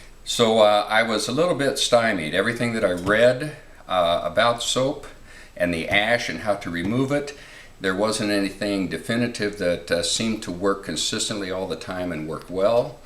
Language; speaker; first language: English; native; English